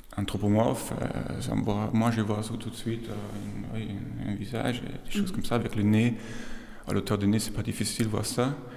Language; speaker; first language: French; non-native, fluent; German